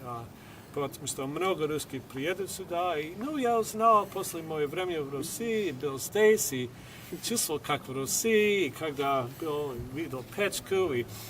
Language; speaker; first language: Russian; non-native, fluent; English